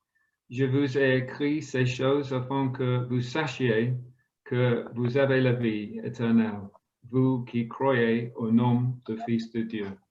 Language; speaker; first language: French; non-native, fluent; English